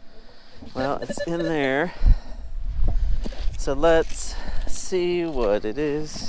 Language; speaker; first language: English; native; English